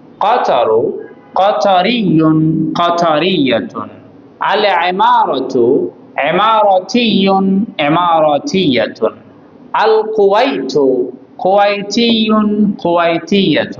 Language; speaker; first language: Arabic; non-native, fluent; Bangla